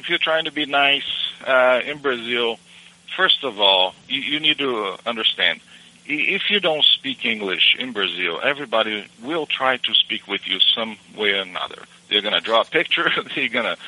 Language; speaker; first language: English; non-native, fluent; Portuguese